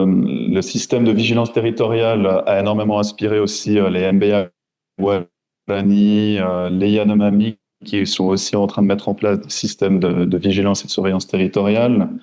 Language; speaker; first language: French; native; French